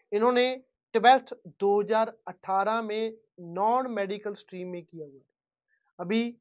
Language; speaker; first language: Hindi; non-native, local second language; Punjabi